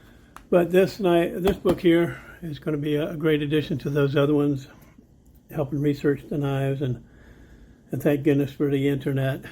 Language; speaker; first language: English; native; English